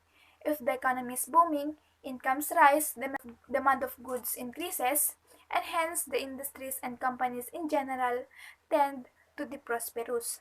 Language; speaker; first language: English; non-native, local second language; Filipino